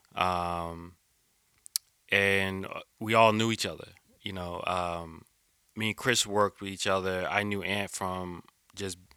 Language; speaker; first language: English; native; English